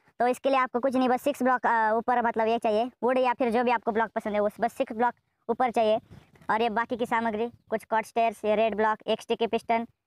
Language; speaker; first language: Hindi; native; Hindi